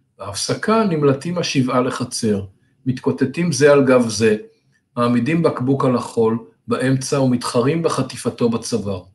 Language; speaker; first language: Hebrew; native; Hebrew